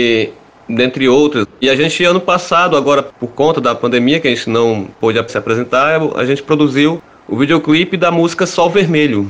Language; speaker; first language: Portuguese; native; Portuguese